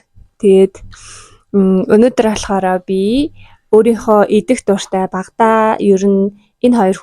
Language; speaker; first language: Mongolian; non-native, local second language; Kazakh